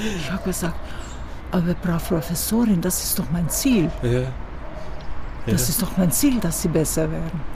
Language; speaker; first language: German; non-native, fluent; Croatian